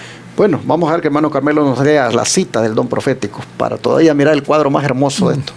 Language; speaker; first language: Spanish; native; Spanish